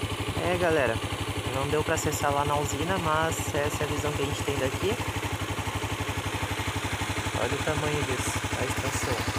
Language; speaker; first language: Portuguese; native; Portuguese